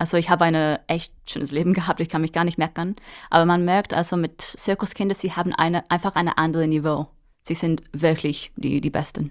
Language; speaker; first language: German; non-native, fluent; English